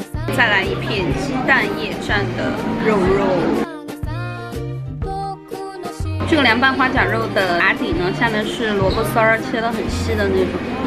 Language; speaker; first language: Chinese; native; Chinese